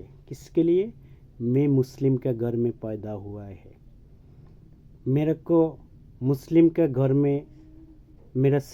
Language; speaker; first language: Hindi; non-native, learner; Bangla